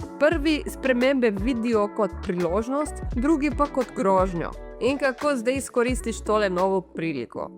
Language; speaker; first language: Slovenian; early bilingual, heritage; Portuguese